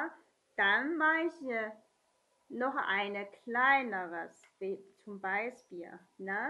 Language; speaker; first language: German; non-native, learner; Chinese